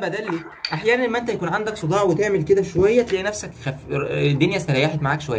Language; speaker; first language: Arabic; native; Arabic